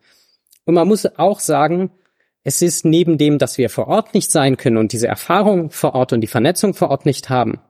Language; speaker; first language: German; native; German